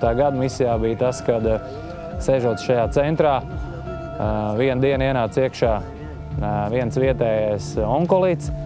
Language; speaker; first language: Latvian; native; Latvian